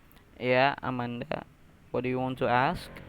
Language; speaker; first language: English; non-native, learner; Indonesian